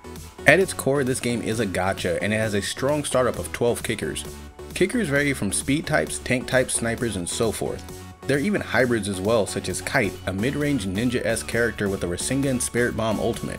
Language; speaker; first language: English; native; English